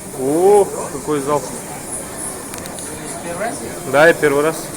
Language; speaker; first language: Russian; native; Russian